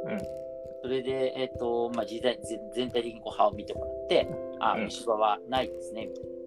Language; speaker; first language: Japanese; native; Japanese